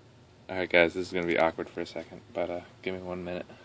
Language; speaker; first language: English; native; English